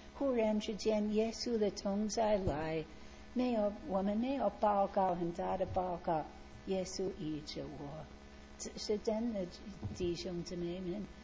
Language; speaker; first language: Chinese; non-native, fluent; English